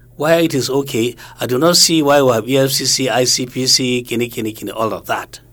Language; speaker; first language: English; non-native, local second language; Hausa